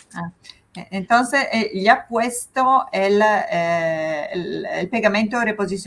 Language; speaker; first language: Spanish; non-native, fluent; Italian